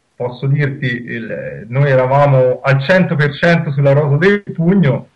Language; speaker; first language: Italian; native; Italian